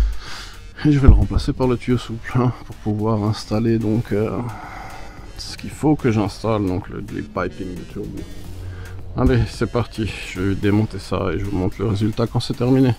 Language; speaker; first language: French; native; French